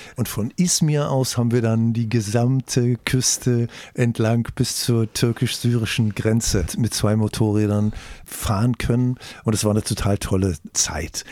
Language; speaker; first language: German; native; German